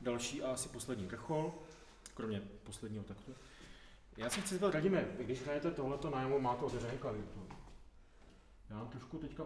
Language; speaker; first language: Czech; native; Czech